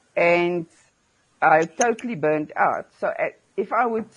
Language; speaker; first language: English; non-native, local second language; Afrikaans